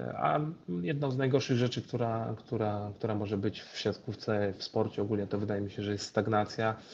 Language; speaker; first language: Polish; native; Polish